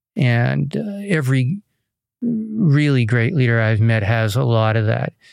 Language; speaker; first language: English; native; English